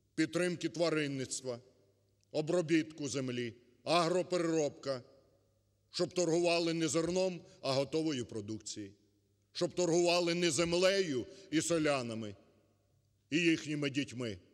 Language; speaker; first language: Ukrainian; native; Ukrainian